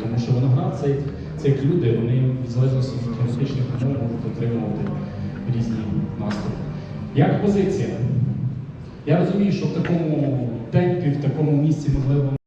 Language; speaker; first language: Ukrainian; native; Ukrainian